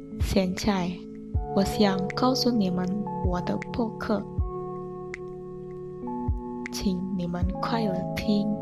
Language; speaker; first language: Chinese; non-native, learner; Indonesian